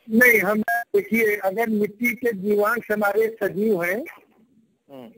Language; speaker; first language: Hindi; native; Hindi